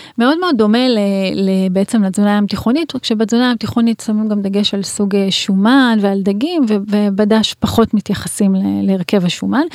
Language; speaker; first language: Hebrew; native; Hebrew